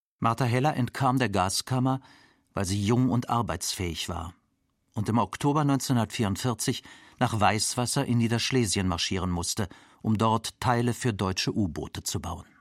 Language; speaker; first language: German; native; German